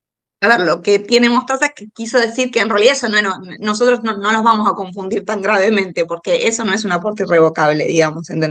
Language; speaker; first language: Spanish; native; Spanish